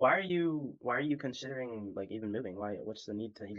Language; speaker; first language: English; native; English